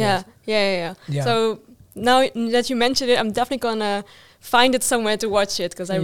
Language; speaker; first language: English; non-native, fluent; Dutch